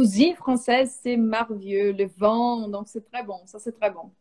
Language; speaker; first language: French; non-native, fluent; Portuguese